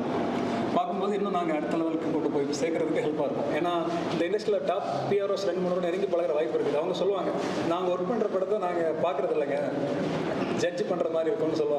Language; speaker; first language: Tamil; native; Tamil